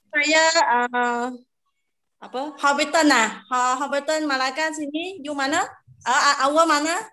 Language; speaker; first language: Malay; non-native, learner; Vietnamese